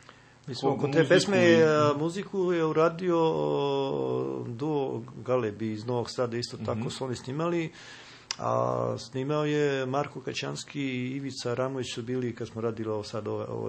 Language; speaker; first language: Serbian; native; Serbian